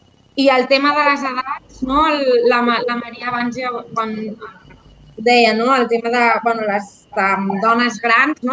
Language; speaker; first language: Catalan; native; Catalan